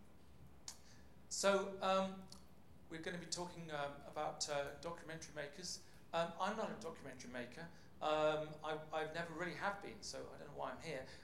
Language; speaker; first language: English; native; English